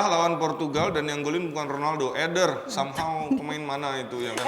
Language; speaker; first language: Indonesian; native; Indonesian